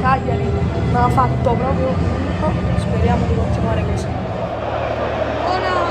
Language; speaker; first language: Italian; native; Italian